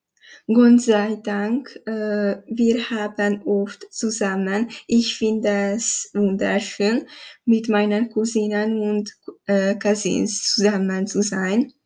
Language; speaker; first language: German; non-native, learner; Hungarian